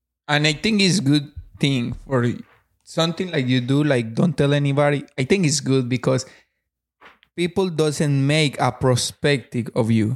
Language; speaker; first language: English; non-native, learner; Spanish